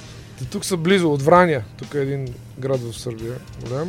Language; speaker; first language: Bulgarian; native; Bulgarian